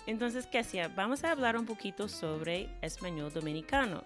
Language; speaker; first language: Spanish; non-native, fluent; English